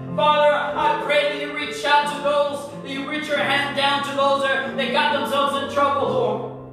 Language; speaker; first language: English; early bilingual, other home language; Spanish